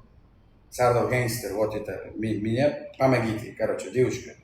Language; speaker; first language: Russian; non-native, learner; Uzbek